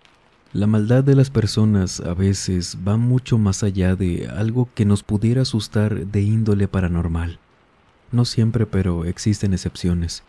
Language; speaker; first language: Spanish; native; Spanish